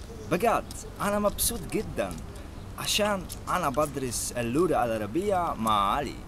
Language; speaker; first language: Arabic; non-native, learner; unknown